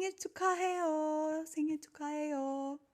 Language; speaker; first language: Korean; non-native, learner; French